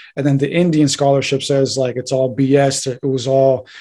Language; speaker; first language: English; native; English